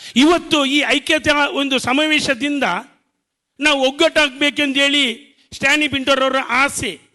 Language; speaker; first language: Kannada; non-native, local second language; Konkani